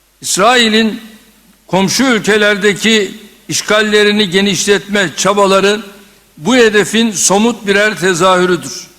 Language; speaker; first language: Turkish; native; Turkish